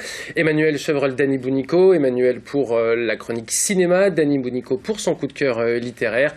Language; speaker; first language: French; native; French